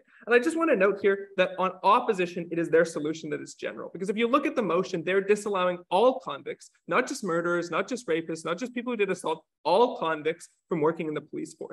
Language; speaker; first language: English; native; English